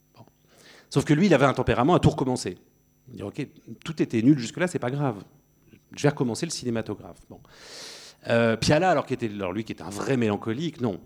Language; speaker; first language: French; native; French